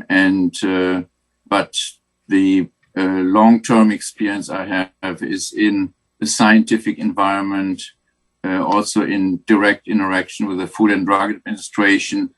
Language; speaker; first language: English; non-native, fluent; German